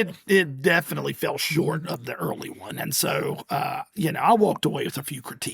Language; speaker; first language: English; native; English